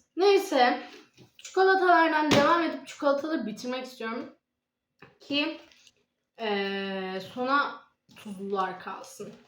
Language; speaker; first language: Turkish; native; Turkish